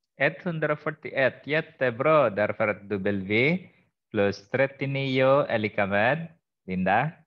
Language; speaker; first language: Swedish; non-native, fluent; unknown